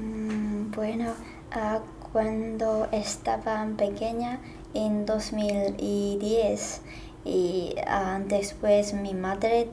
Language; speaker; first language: Spanish; non-native, learner; Chinese